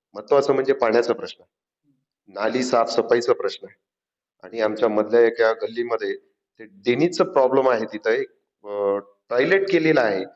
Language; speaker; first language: Marathi; native; Marathi